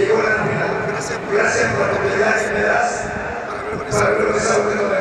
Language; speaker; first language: Spanish; native; Spanish